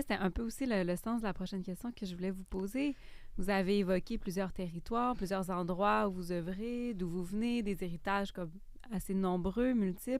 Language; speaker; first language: French; native; French